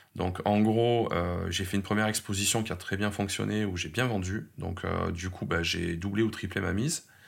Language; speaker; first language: French; native; French